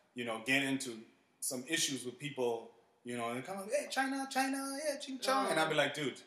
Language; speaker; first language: English; non-native, local second language; Xhosa